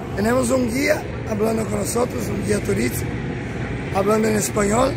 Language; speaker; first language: Spanish; non-native, learner; Portuguese